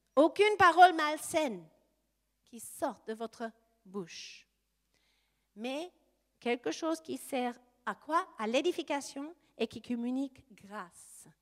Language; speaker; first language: French; non-native, fluent; English